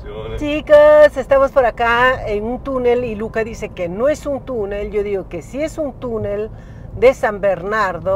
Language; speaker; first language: Spanish; native; Spanish